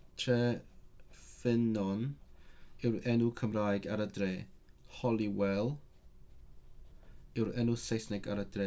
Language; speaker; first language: Welsh; non-native, learner; Cantonese